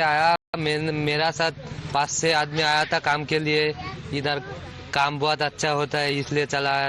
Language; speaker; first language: Hindi; non-native, learner; Bangla